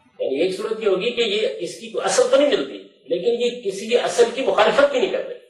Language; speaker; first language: Urdu; non-native, local second language; Punjabi